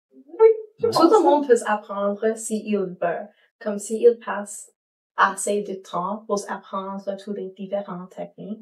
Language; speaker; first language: French; non-native, learner; English